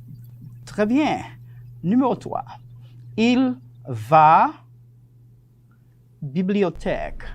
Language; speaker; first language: French; non-native, fluent; Spanish